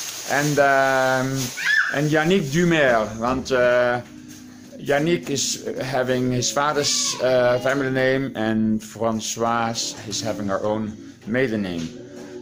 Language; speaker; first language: English; non-native, fluent; Dutch